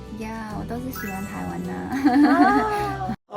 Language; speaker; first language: Chinese; early bilingual, heritage; Chinese